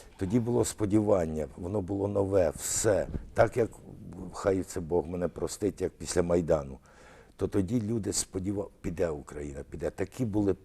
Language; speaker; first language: Ukrainian; early bilingual, other home language; Russian